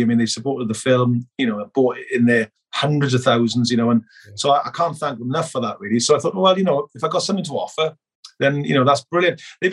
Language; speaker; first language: English; native; English